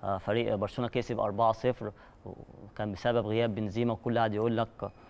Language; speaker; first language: Arabic; native; Arabic